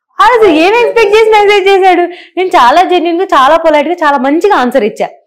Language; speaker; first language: Telugu; native; Telugu